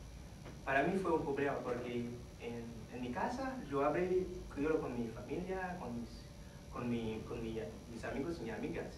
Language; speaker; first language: Spanish; non-native, fluent; Haitian Creole